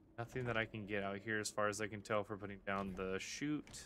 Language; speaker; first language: English; native; English